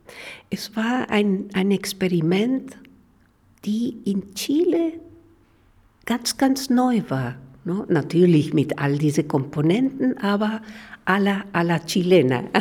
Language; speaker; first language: German; non-native, fluent; Spanish